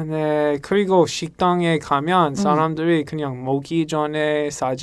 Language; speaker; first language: Korean; non-native, learner; English